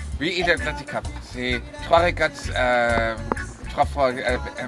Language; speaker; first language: French; non-native, learner; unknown